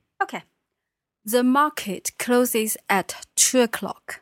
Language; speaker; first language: English; non-native, fluent; Chinese